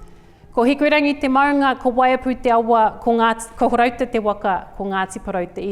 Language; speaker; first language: Māori; non-native, local second language; English